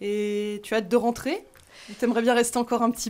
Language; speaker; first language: French; native; French